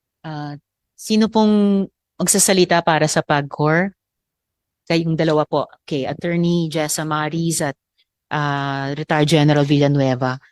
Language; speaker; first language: Filipino; native; Filipino